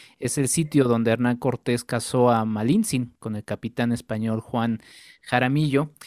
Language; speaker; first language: Spanish; native; Spanish